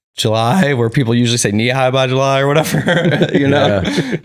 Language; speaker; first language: English; native; English